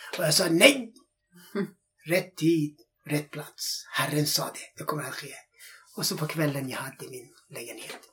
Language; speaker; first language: Swedish; non-native, fluent; Persian